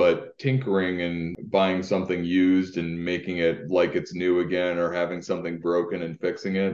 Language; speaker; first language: English; native; English